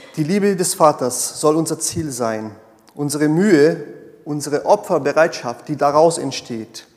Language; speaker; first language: German; non-native, fluent; Portuguese